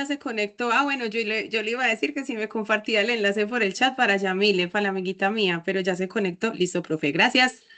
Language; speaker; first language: Spanish; native; Spanish